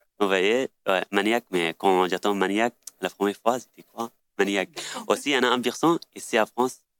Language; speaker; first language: French; non-native, learner; Arabic